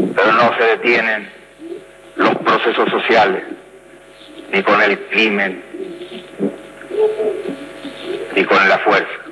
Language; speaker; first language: Spanish; native; Spanish